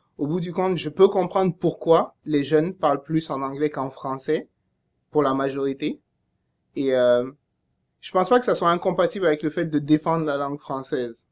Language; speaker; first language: French; native; French